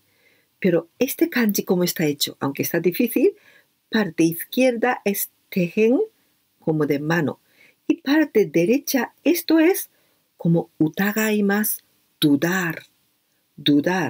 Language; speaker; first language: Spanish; non-native, fluent; Japanese